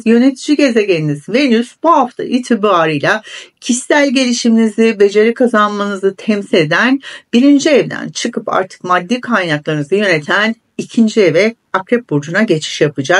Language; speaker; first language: Turkish; native; Turkish